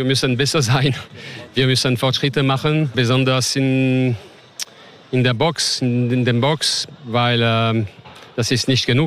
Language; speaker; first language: German; non-native, learner; French